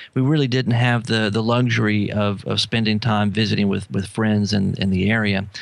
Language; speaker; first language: English; native; English